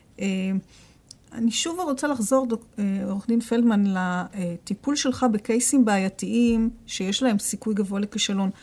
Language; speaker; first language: Hebrew; native; Hebrew